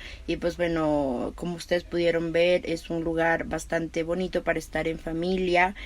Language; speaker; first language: Spanish; native; Spanish